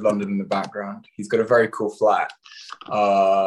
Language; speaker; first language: English; native; English